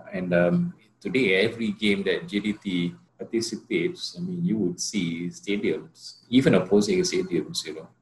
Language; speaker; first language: English; non-native, local second language; Malay